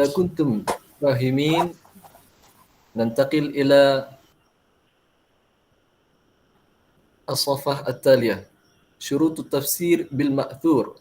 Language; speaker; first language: Arabic; non-native, fluent; Malay